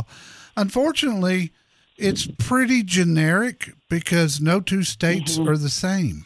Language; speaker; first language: English; native; English